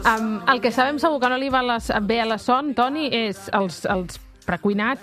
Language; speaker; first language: Catalan; native; Catalan